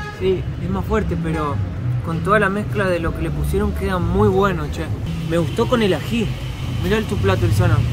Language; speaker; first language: Spanish; native; Spanish